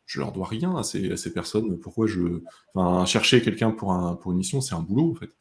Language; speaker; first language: French; native; French